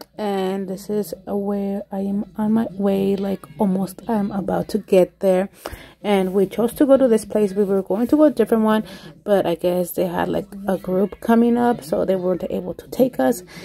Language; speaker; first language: English; early bilingual, other home language; Spanish